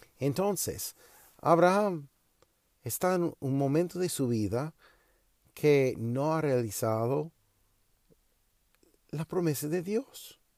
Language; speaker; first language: Spanish; non-native, learner; English